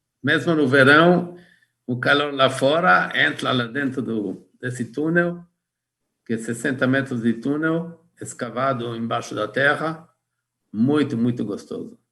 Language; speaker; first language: Portuguese; non-native, fluent; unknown